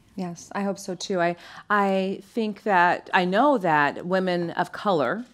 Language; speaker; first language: English; native; English